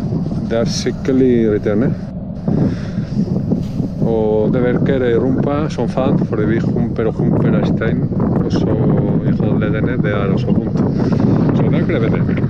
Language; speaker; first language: Norwegian; non-native, fluent; Spanish